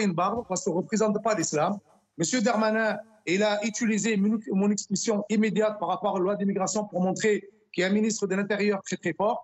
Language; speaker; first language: French; non-native, local second language; Arabic